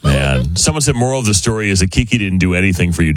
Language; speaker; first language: English; native; English